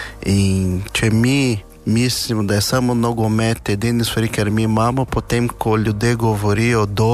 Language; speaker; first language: Slovenian; non-native, learner; Portuguese